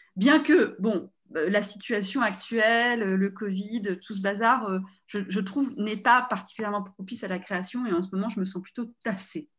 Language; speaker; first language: French; native; French